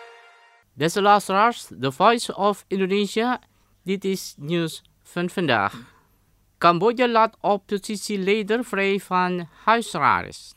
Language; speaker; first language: Dutch; non-native, fluent; Indonesian